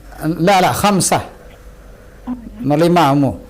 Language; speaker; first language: Indonesian; native; Indonesian